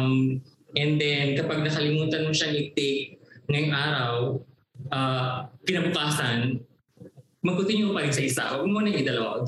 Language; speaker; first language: English; non-native, local second language; Cebuano